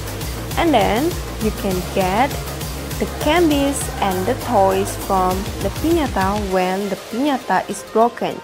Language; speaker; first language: English; non-native, fluent; Indonesian